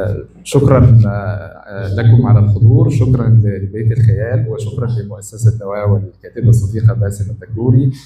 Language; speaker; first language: Arabic; native; Arabic